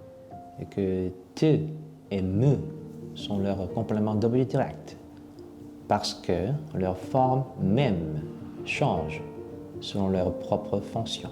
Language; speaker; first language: French; non-native, fluent; Korean